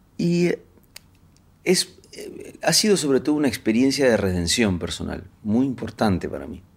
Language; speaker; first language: Spanish; native; Spanish